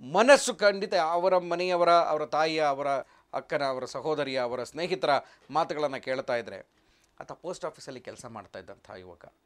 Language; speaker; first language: Kannada; native; Kannada